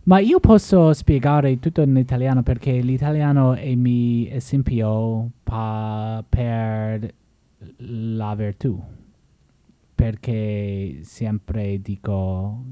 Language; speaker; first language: Italian; non-native, learner; English